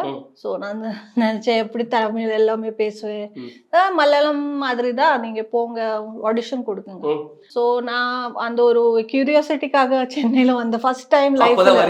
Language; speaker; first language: Tamil; non-native, learner; Malayalam